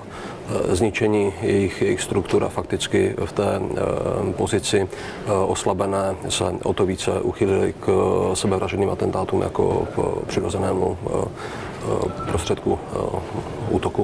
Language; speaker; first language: Czech; native; Czech